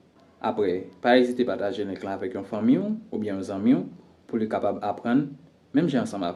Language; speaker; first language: French; non-native, learner; Haitian Creole